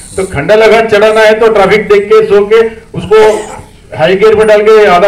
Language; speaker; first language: Hindi; non-native, local second language; Kannada